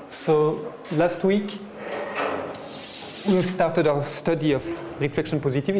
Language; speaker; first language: English; non-native, fluent; French